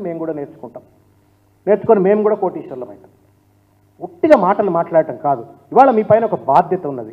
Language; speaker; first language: Telugu; native; Telugu